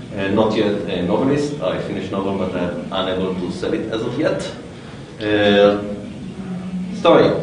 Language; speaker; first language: English; non-native, fluent; Hebrew